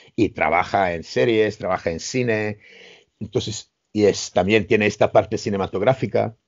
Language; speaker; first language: Spanish; non-native, fluent; Serbian